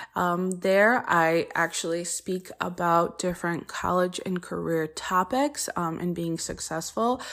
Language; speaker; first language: English; early bilingual, other home language; Polish